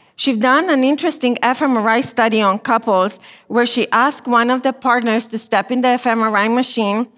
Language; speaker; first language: English; non-native, fluent; Romanian